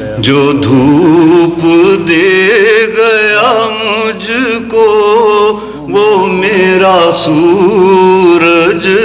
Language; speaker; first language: Urdu; native; Urdu